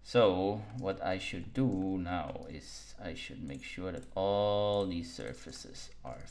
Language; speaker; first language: English; non-native, fluent; Danish